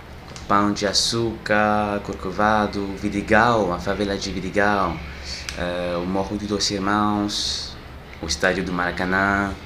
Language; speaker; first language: Portuguese; non-native, learner; French